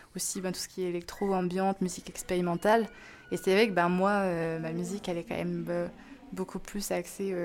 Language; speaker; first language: French; native; French